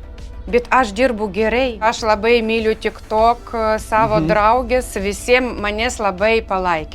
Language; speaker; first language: Lithuanian; non-native, learner; Ukrainian